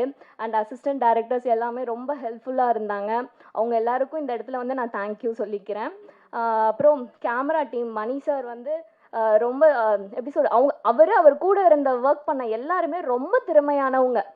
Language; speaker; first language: Tamil; native; Tamil